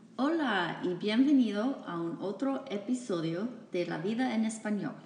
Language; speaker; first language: Spanish; non-native, fluent; English